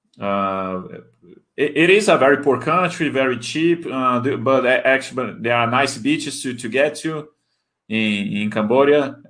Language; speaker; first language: English; non-native, fluent; Portuguese